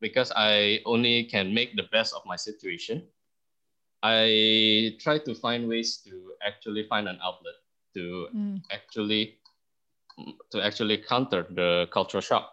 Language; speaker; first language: English; early bilingual, other home language; Indonesian